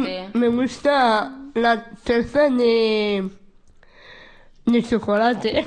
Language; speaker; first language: Spanish; non-native, local second language; Basque